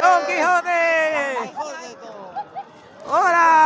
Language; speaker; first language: Spanish; non-native, learner; Filipino